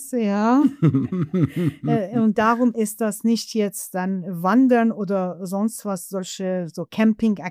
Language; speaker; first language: German; non-native, fluent; Persian